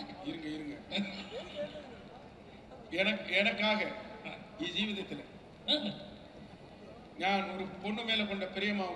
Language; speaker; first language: Tamil; native; Tamil